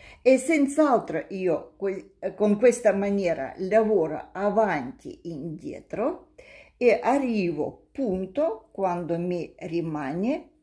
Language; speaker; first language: Italian; non-native, learner; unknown